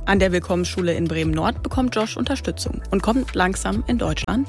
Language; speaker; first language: German; native; German